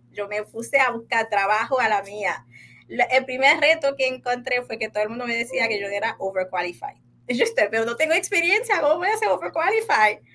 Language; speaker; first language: Spanish; non-native, fluent; Haitian Creole